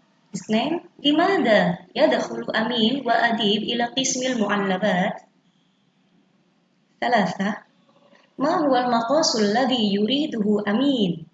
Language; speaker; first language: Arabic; non-native, fluent; Indonesian